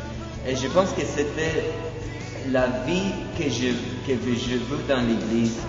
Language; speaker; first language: French; non-native, fluent; Polish